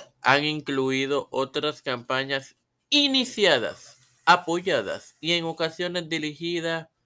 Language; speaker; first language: Spanish; native; Spanish